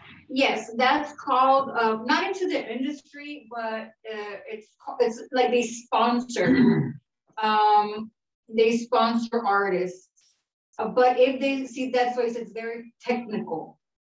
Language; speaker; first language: English; early bilingual, other home language; Spanish